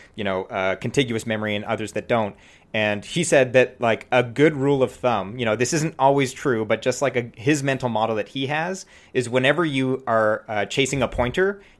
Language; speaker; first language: English; native; English